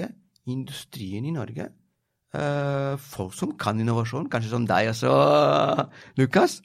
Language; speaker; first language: Norwegian; non-native, fluent; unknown